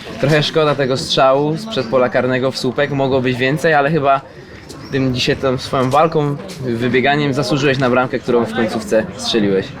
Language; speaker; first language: Polish; native; Polish